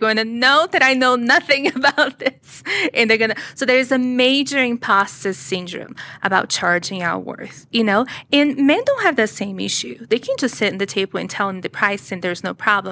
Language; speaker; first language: English; non-native, fluent; Portuguese